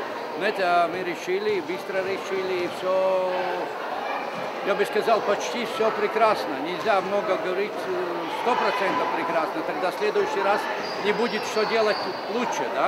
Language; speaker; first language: Russian; non-native, fluent; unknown